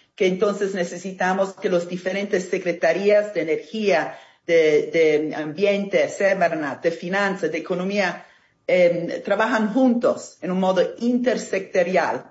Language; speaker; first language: Spanish; non-native, fluent; Italian